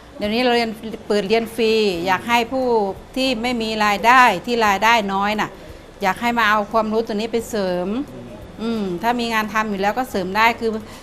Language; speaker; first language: Thai; native; Thai